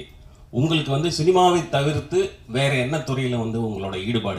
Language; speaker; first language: Tamil; native; Tamil